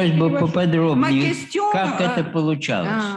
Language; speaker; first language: Russian; native; Russian